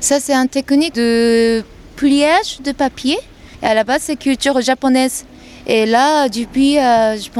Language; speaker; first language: French; non-native, fluent; Japanese